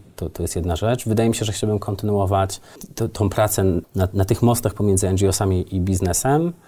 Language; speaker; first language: Polish; native; Polish